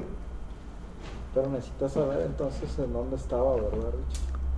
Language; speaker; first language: Spanish; native; Spanish